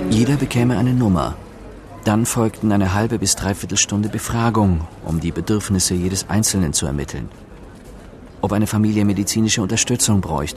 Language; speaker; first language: German; native; German